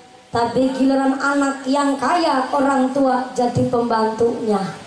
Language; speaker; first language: Indonesian; non-native, local second language; Javanese